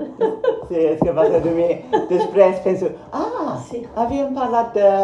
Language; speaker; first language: Catalan; non-native, fluent; Spanish